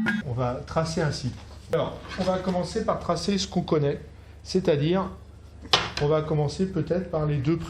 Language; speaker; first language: French; native; French